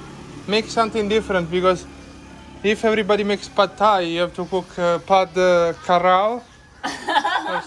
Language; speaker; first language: English; non-native, fluent; Italian